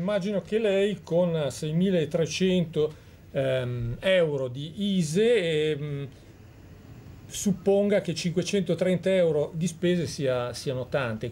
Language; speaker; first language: Italian; native; Italian